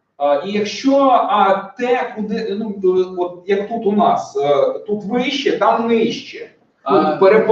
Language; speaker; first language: Ukrainian; native; Ukrainian